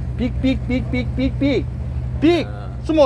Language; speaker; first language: English; non-native, learner; Korean